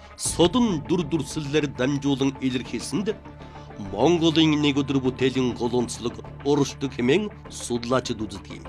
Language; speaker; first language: Mongolian; native; Mongolian